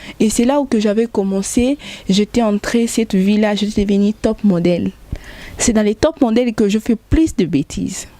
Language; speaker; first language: French; non-native, local second language; Lingala